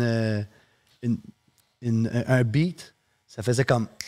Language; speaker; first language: French; early bilingual, heritage; French